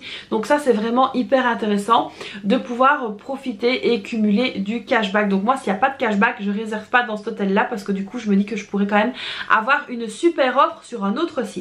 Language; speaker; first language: French; native; French